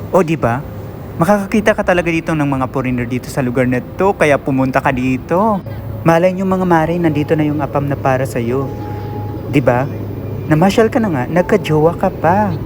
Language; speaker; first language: Filipino; non-native, local second language; Waray